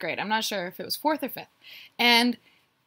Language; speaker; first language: English; native; English